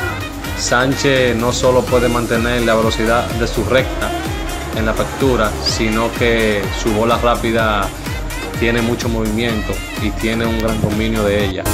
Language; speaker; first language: Spanish; native; Spanish